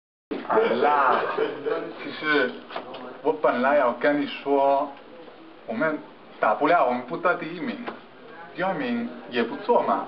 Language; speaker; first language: Chinese; non-native, learner; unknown